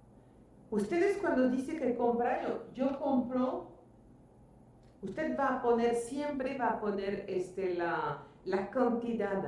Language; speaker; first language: Spanish; non-native, fluent; French